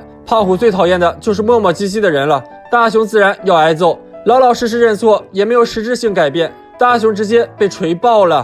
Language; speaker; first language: Chinese; native; Chinese